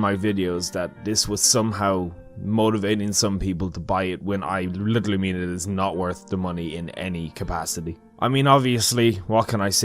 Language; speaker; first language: English; native; English